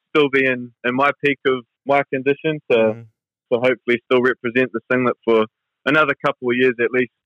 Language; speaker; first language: English; native; English